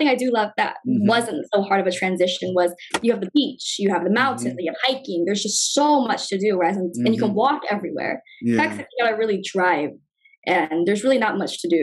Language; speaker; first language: English; native; English